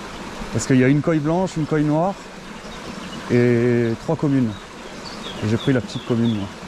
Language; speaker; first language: French; native; French